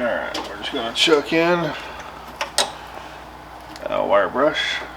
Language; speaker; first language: English; native; English